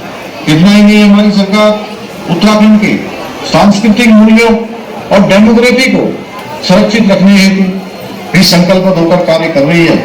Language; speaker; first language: Hindi; native; Hindi